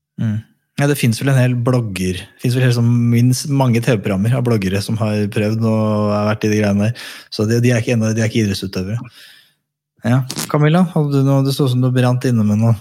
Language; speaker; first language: Norwegian; native; Norwegian